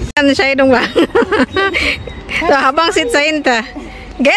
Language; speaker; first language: German; non-native, learner; Indonesian